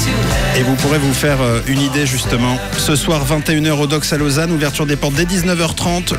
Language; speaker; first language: French; native; French